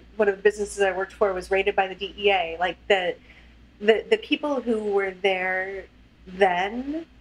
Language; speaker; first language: English; native; English